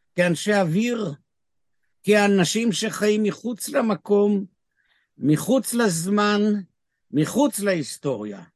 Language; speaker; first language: Hebrew; native; Hebrew